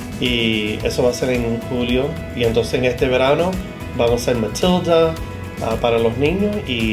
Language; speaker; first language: Spanish; early bilingual, heritage; Spanish